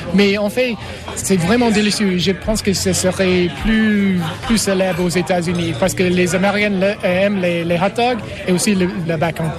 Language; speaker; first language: French; non-native, learner; English